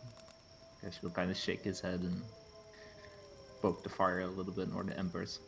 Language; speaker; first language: English; native; English